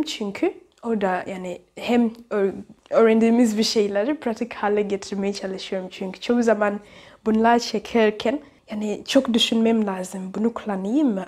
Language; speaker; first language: Turkish; non-native, fluent; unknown